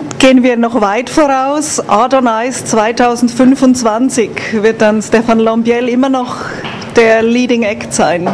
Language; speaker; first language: German; native; German